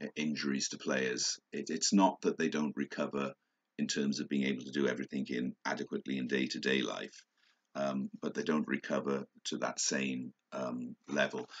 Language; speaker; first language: English; native; English